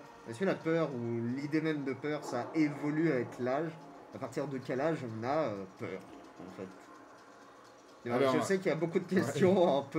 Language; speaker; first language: French; native; French